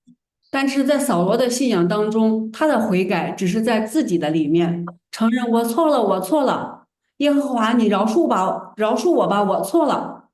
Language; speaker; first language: Chinese; native; Chinese